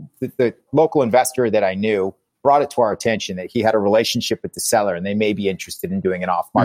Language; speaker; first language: English; native; English